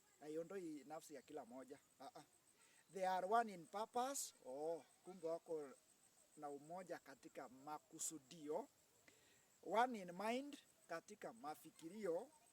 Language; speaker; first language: Swahili; non-native, local second language; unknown